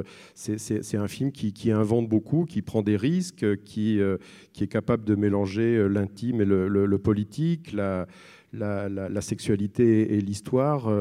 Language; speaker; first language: French; native; French